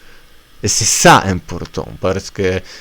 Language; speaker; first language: French; non-native, learner; Polish